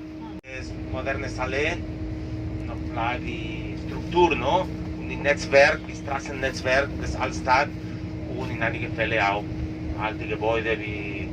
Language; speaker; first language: German; non-native, learner; Catalan